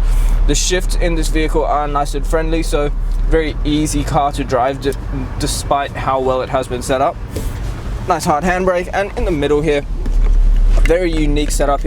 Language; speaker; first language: English; native; English